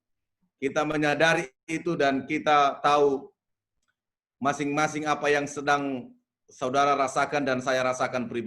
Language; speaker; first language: Indonesian; native; Indonesian